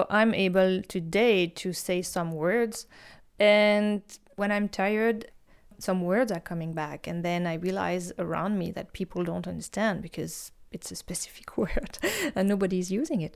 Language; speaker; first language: English; non-native, fluent; French